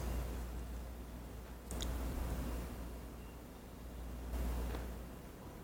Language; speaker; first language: English; native; English